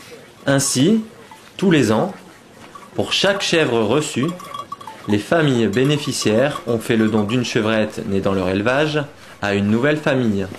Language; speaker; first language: French; native; French